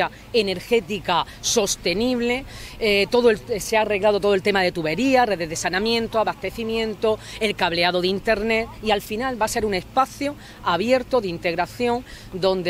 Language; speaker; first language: Spanish; native; Spanish